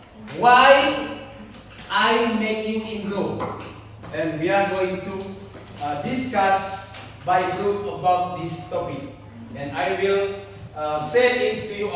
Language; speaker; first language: English; non-native, learner; Indonesian